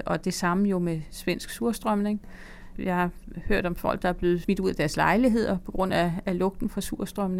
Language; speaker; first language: Danish; native; Danish